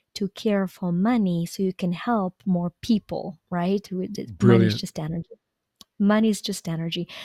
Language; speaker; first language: English; non-native, fluent; Ukrainian